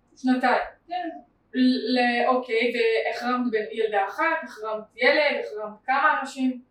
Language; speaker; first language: Hebrew; native; Hebrew